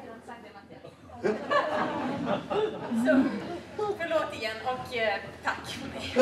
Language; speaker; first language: Swedish; non-native, fluent; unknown